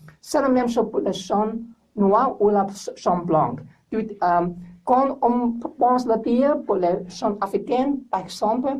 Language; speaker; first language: French; non-native, learner; English